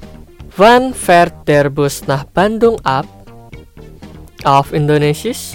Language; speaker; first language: German; non-native, fluent; Indonesian